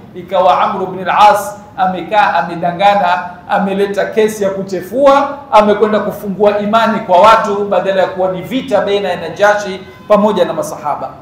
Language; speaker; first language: Swahili; native; Swahili